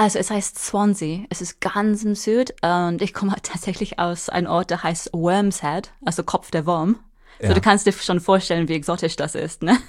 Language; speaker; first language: German; non-native, fluent; English